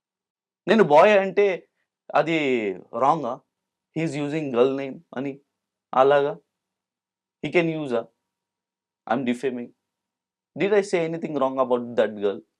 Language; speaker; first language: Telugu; non-native, local second language; Urdu